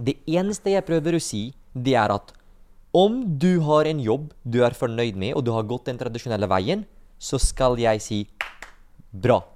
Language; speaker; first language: Norwegian; non-native, fluent; Arabic